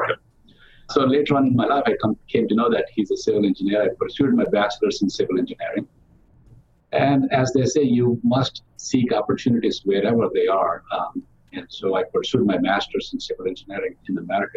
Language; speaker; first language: English; non-native, local second language; Telugu